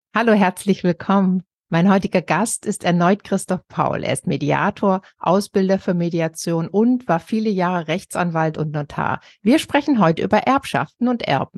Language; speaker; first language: German; native; German